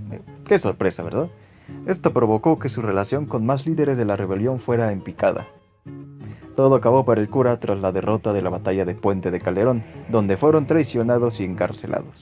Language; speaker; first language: Spanish; native; Spanish